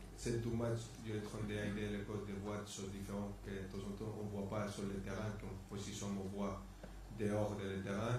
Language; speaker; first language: French; non-native, fluent; Spanish